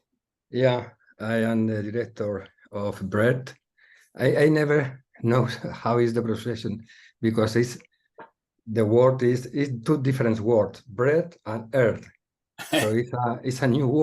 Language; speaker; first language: English; non-native, learner; Spanish